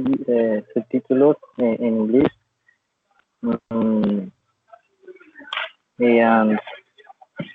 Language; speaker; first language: English; non-native, learner; Spanish